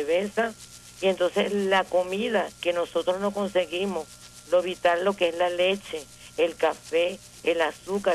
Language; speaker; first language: Spanish; native; Spanish